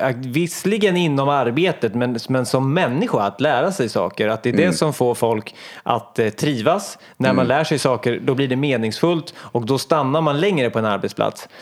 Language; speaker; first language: Swedish; native; Swedish